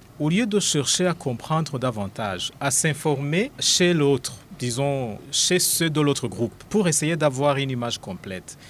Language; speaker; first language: French; non-native, local second language; Rundi